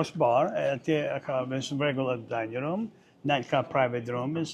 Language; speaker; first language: Albanian; early bilingual, heritage; Albanian